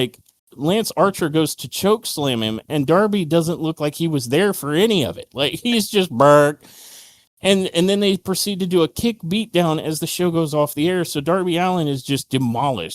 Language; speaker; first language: English; native; English